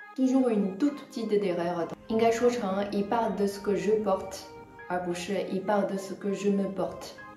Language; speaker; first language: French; non-native, fluent; Chinese